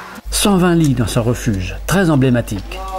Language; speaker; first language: French; native; French